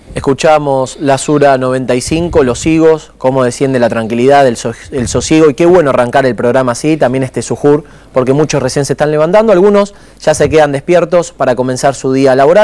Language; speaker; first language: Spanish; native; Spanish